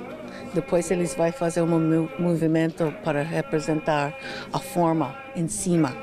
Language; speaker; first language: Portuguese; non-native, learner; English